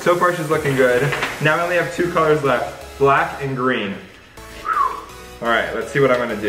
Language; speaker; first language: English; native; English